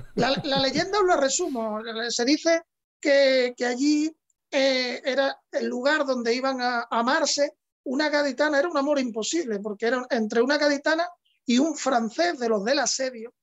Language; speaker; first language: Spanish; native; Spanish